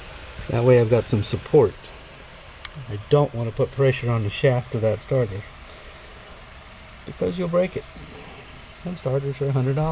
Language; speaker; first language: English; native; English